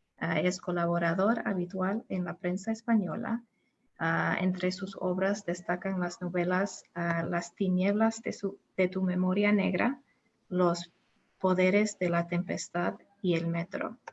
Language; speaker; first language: Spanish; non-native, learner; English